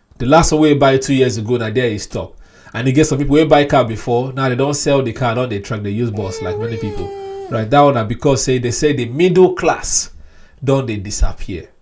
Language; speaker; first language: Nigerian Pidgin; non-native, local second language; Yoruba